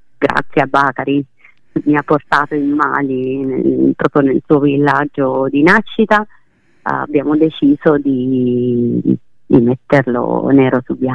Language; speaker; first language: Italian; native; Italian